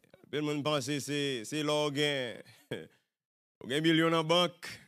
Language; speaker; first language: French; native; French